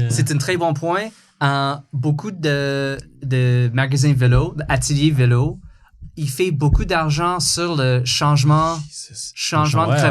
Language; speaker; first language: French; non-native, fluent; English